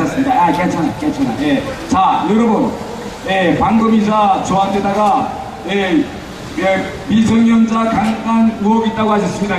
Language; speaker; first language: Korean; native; Korean